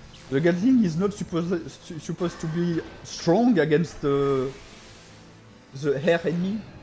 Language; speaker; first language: English; non-native, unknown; French